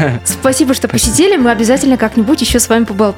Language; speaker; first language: Russian; native; Russian